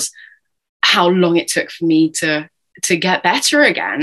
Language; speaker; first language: English; native; English